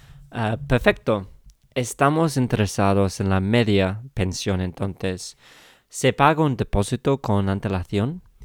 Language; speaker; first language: Spanish; non-native, fluent; English